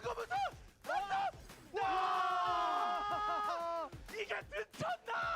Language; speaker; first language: Korean; native; Korean